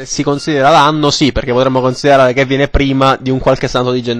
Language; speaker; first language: Italian; native; Italian